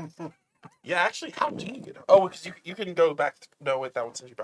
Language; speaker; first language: English; native; English